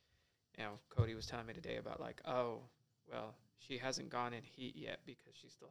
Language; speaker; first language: English; native; English